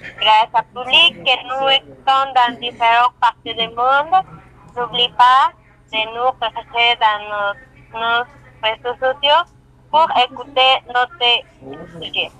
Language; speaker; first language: French; non-native, learner; Spanish